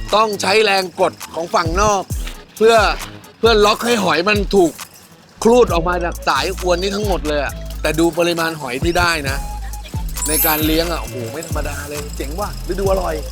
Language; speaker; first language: Thai; native; Thai